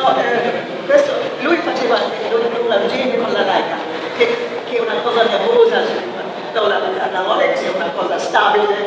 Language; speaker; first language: Italian; non-native, fluent; German